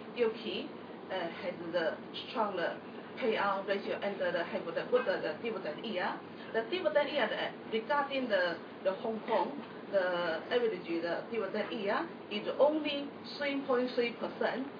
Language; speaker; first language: English; non-native, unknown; Chinese